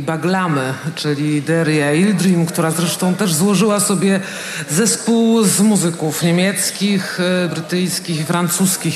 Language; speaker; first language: Polish; native; Polish